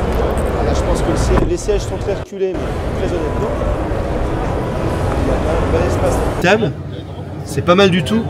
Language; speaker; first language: French; native; French